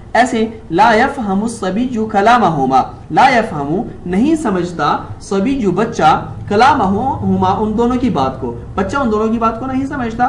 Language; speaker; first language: Urdu; native; Urdu